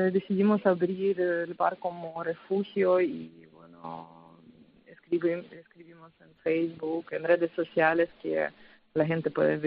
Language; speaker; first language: Spanish; non-native, fluent; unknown